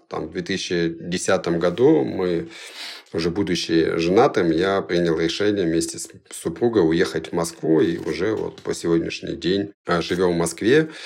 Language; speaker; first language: Russian; early bilingual, other home language; Georgian